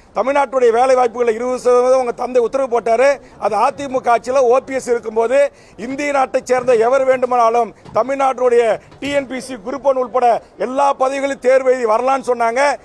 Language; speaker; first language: Tamil; native; Tamil